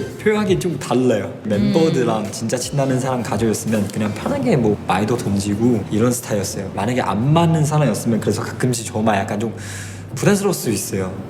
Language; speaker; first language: Korean; non-native, fluent; Chinese